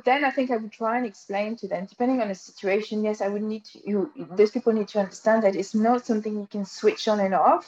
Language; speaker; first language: English; non-native, fluent; French